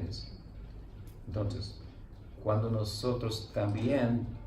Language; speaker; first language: Spanish; non-native, learner; English